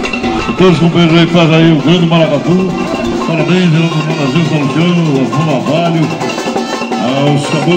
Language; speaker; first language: Portuguese; native; Portuguese